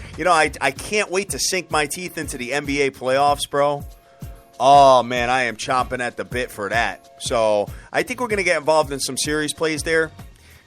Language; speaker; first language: English; native; English